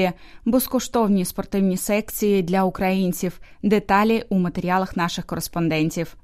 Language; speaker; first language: Ukrainian; native; Ukrainian